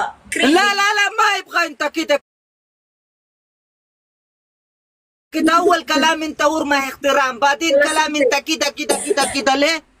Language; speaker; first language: Arabic; non-native, learner; Pashto